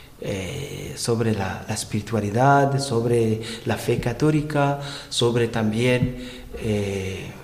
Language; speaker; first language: Spanish; non-native, learner; Rundi